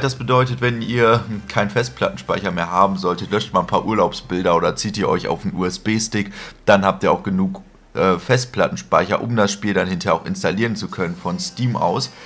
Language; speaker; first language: German; native; German